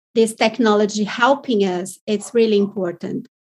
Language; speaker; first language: English; non-native, fluent; Portuguese